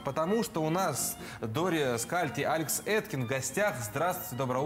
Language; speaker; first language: Russian; native; Russian